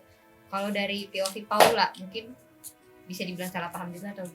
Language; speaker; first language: Indonesian; native; Indonesian